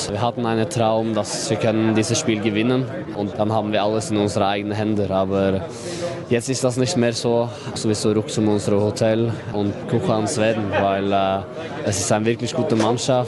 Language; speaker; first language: German; non-native, fluent; Norwegian